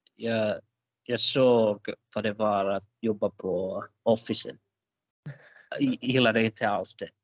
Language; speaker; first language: Swedish; non-native, local second language; Finnish